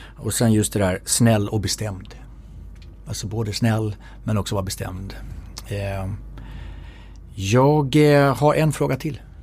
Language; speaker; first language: Swedish; native; Swedish